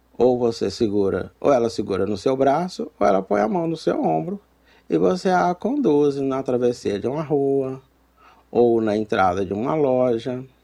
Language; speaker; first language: Portuguese; native; Portuguese